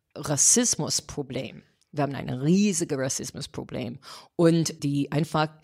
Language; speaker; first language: German; non-native, fluent; English